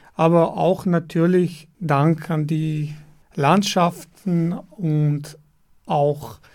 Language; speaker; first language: German; non-native, fluent; Armenian